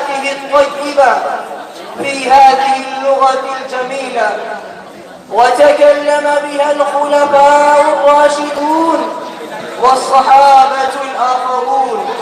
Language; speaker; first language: Arabic; non-native, learner; Urdu